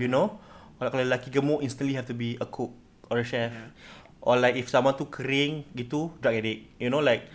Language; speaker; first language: English; non-native, local second language; Malay